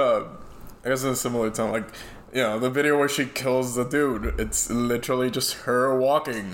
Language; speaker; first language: English; non-native, fluent; Spanish